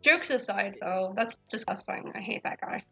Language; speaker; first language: English; native; English